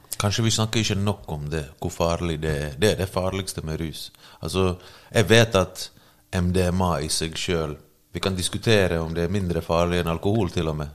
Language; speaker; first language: Norwegian; early bilingual, other home language; Bosnian